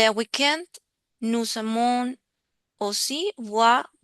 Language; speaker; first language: French; non-native, learner; Spanish